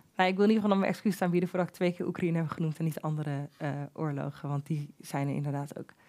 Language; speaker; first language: Dutch; native; Dutch